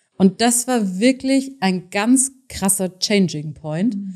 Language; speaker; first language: German; native; German